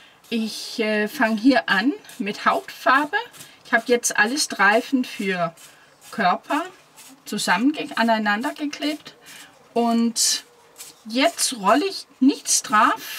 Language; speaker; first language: German; non-native, fluent; Danish